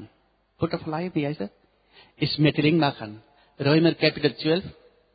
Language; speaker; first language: German; non-native, learner; Nepali